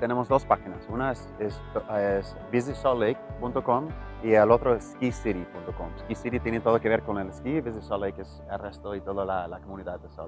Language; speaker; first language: Spanish; early bilingual, heritage; Spanish